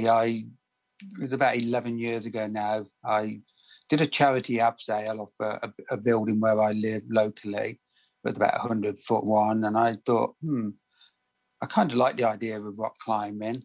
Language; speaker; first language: English; native; English